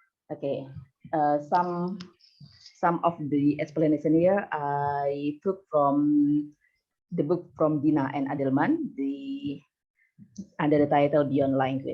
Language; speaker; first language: English; non-native, fluent; Indonesian